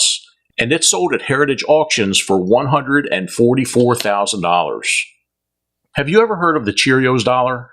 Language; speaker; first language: English; native; English